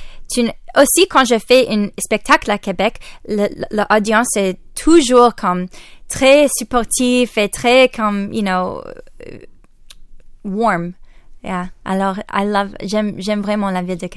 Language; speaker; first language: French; non-native, local second language; English